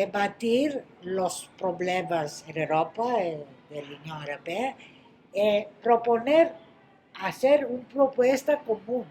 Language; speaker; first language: Spanish; non-native, fluent; Greek